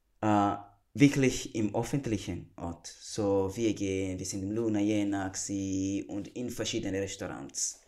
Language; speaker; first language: German; non-native, fluent; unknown